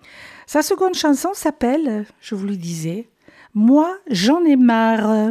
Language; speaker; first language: French; native; French